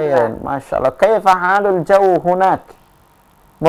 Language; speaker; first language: Arabic; non-native, fluent; Indonesian